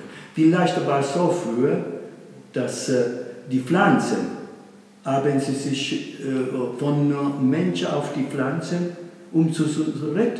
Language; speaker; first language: German; non-native, fluent; Italian